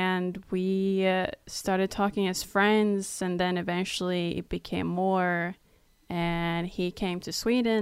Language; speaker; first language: English; non-native, fluent; Swedish